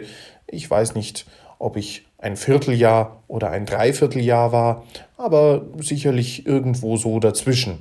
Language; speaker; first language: German; native; German